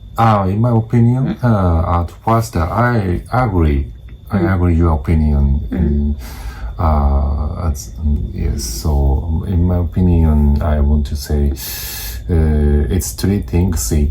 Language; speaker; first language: English; non-native, learner; Japanese